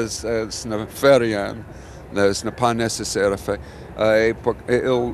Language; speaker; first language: French; non-native, learner; English